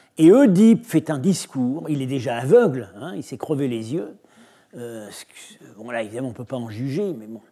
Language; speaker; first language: French; native; French